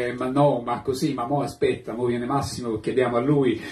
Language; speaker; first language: Italian; native; Italian